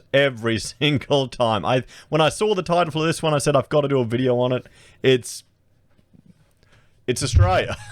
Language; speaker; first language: English; native; English